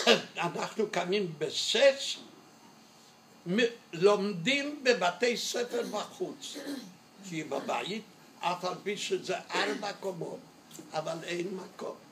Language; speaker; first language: Hebrew; non-native, fluent; Yiddish